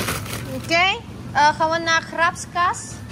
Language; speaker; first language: Dutch; non-native, learner; Indonesian